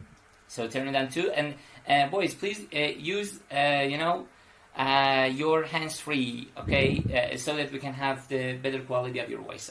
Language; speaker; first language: English; non-native, fluent; Persian